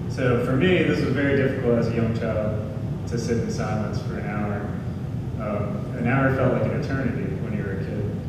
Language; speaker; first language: English; native; English